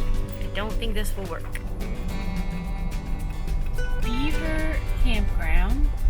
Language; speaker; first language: English; native; English